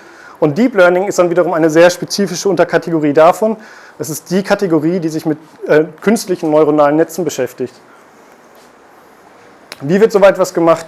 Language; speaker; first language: German; native; German